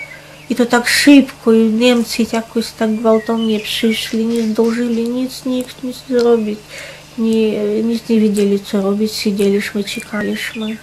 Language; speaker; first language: Polish; non-native, fluent; Russian